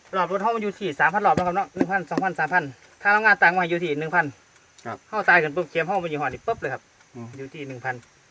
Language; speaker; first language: Thai; non-native, local second language; Northeastern Thai